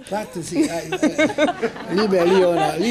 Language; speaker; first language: German; non-native, fluent; Hungarian